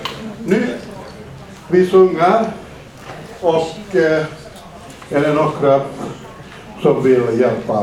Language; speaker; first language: Swedish; non-native, fluent; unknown